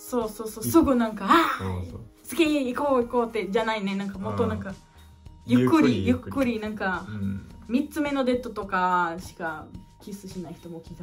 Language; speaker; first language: Japanese; non-native, learner; Portuguese